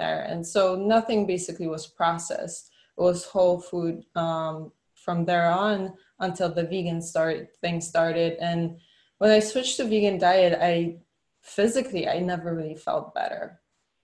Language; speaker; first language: English; non-native, fluent; Polish